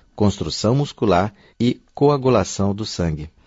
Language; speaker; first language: Portuguese; native; Portuguese